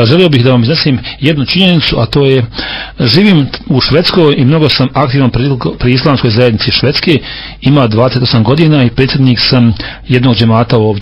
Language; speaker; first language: Serbian; native; Serbian